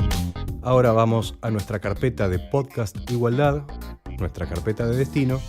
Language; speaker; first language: Spanish; native; Spanish